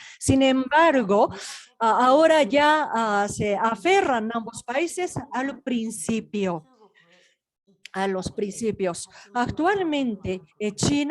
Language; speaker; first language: Spanish; non-native, fluent; Japanese